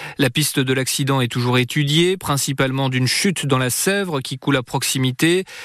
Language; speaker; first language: French; native; French